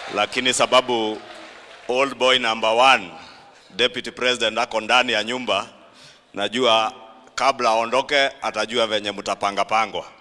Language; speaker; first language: Swahili; non-native, local second language; Kikuyu